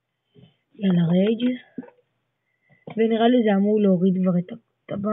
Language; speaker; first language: Hebrew; native; Hebrew